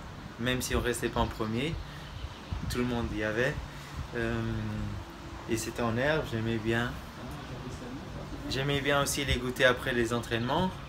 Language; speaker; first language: French; early bilingual, other home language; Portuguese